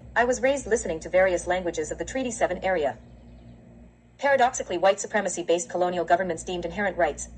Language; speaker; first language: English; native; English